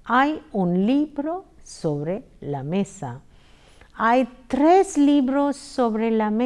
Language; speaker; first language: Spanish; non-native, fluent; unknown